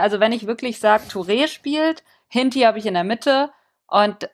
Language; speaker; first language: German; native; German